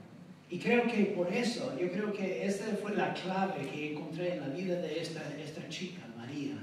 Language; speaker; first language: Spanish; non-native, fluent; English